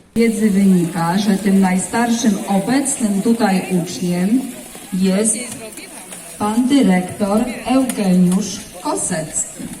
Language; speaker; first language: Polish; native; Polish